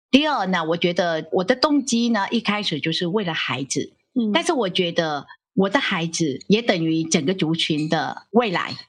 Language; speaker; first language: Chinese; non-native, fluent; Vietnamese